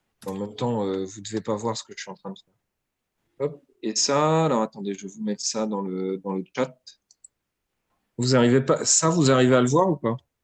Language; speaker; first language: French; native; French